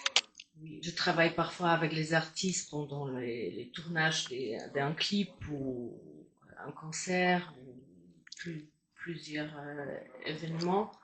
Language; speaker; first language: French; non-native, fluent; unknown